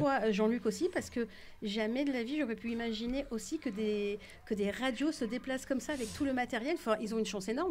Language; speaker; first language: French; native; French